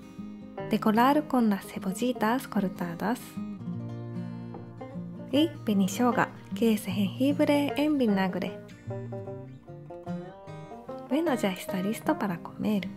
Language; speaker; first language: Spanish; non-native, fluent; Japanese